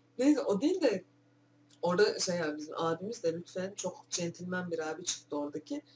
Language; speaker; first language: Turkish; native; Turkish